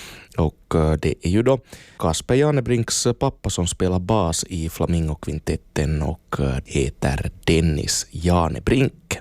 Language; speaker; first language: Swedish; native; Swedish